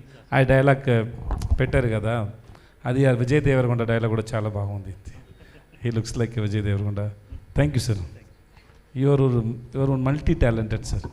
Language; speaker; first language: Telugu; non-native, learner; Tamil